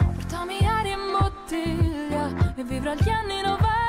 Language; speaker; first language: Italian; native; Italian